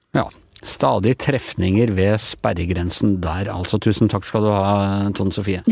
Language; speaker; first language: Norwegian; native; Norwegian